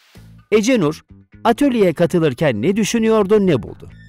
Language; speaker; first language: Turkish; native; Turkish